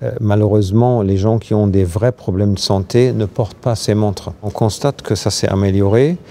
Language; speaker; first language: French; non-native, fluent; German